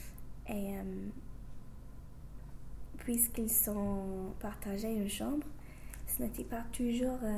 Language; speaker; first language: French; non-native, fluent; English